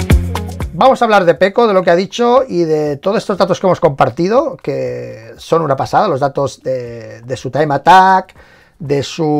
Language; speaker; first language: Spanish; native; Spanish